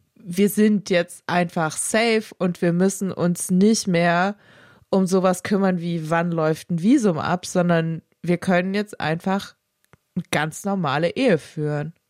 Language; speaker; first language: German; native; German